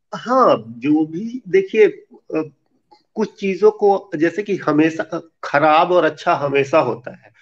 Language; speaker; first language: Hindi; native; Hindi